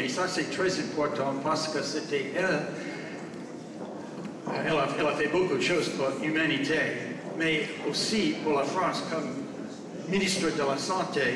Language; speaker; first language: French; non-native, fluent; English